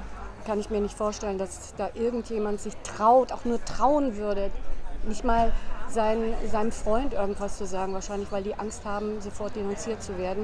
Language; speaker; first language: German; native; German